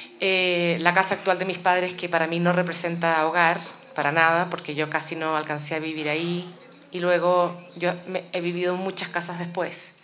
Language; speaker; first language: Spanish; native; Spanish